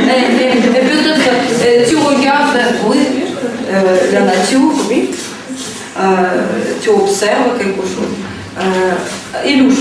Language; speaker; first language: French; non-native, fluent; Russian